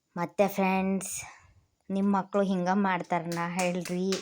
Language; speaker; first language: Kannada; native; Kannada